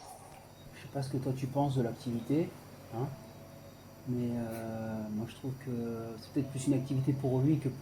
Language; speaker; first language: French; native; French